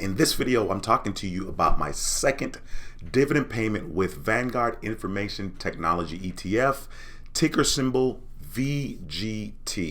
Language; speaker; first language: English; native; English